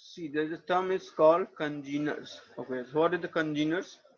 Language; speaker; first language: English; non-native, local second language; Hindi